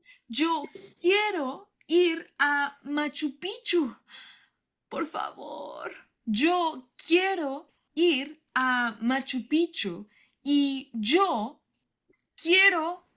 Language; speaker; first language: Spanish; non-native, learner; English